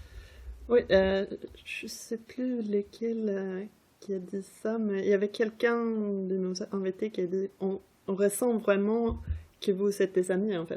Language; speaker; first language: French; non-native, fluent; Swedish